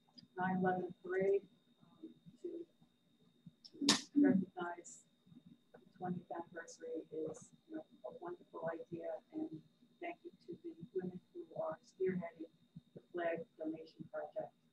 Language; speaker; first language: English; native; English